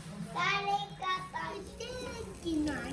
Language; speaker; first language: Japanese; native; Japanese